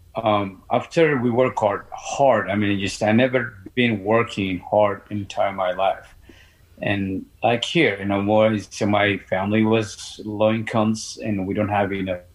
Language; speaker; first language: English; non-native, learner; Amharic